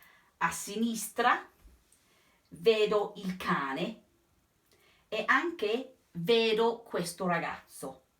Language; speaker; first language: Italian; non-native, fluent; English